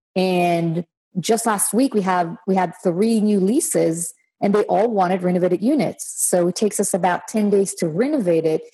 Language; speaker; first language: English; non-native, fluent; Hebrew